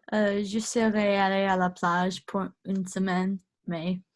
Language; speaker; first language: French; non-native, learner; English